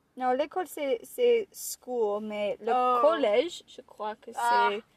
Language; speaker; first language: French; non-native, learner; English